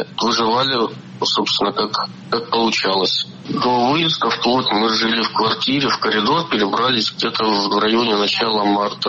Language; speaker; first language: Russian; native; Russian